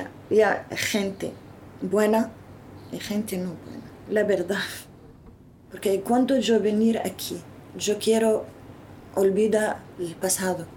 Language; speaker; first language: Spanish; non-native, learner; Arabic